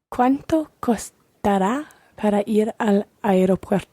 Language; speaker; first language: Spanish; non-native, learner; English